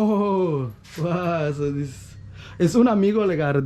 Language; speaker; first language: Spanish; non-native, learner; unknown